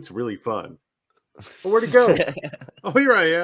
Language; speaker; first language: English; native; English